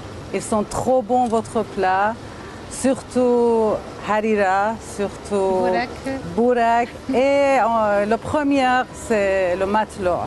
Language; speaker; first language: French; non-native, learner; Persian